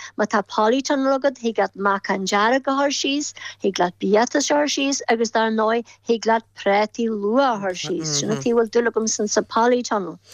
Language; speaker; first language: Irish; native; Irish